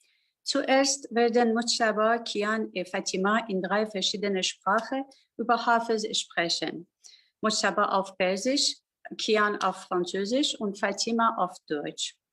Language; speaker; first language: German; non-native, learner; Persian